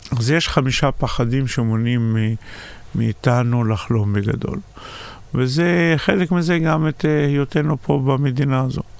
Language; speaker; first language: Hebrew; non-native, local second language; Arabic